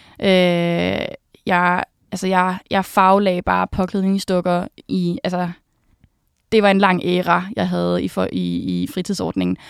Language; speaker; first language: Danish; native; Danish